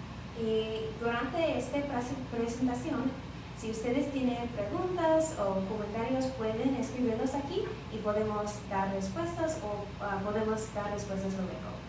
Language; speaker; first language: Spanish; non-native, learner; English